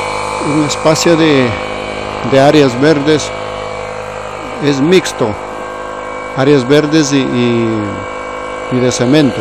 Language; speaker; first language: Spanish; native; Spanish